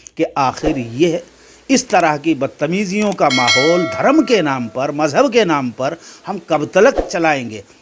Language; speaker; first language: Hindi; native; Hindi